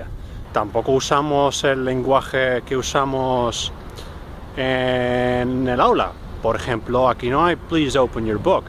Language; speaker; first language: Spanish; non-native, fluent; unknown